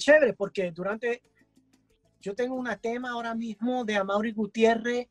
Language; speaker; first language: Spanish; early bilingual, heritage; English